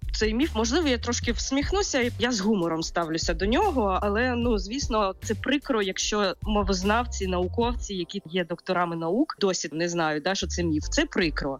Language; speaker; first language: Ukrainian; native; Ukrainian